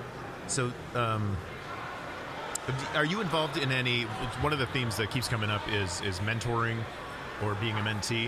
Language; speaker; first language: English; native; English